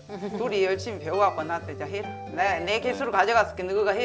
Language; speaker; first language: Korean; native; Korean